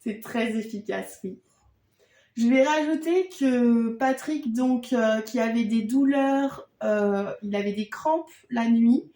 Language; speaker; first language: French; native; French